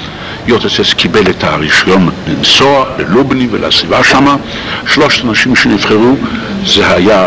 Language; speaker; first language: Hebrew; non-native, fluent; Polish